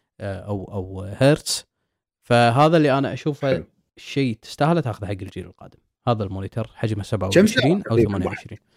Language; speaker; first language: Arabic; native; Arabic